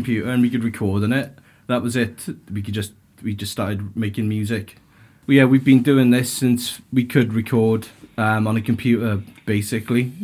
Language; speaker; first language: English; native; English